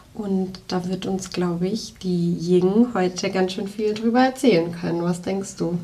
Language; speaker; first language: German; native; German